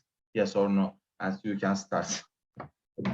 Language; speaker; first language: English; non-native, learner; Turkish